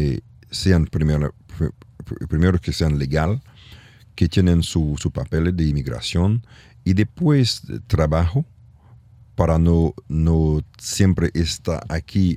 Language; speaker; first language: Spanish; non-native, learner; French